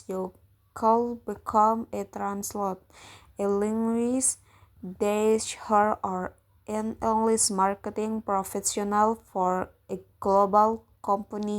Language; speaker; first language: English; non-native, learner; Indonesian